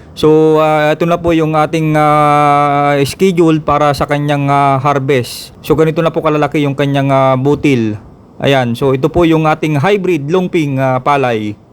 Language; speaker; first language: Filipino; non-native, local second language; Iloko